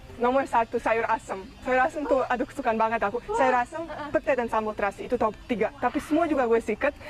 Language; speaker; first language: Indonesian; non-native, fluent; Bosnian